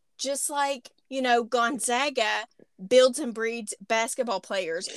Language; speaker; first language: English; native; English